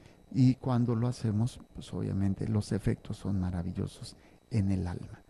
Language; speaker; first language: Spanish; native; Spanish